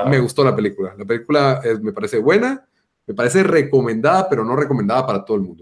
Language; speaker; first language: Spanish; native; Spanish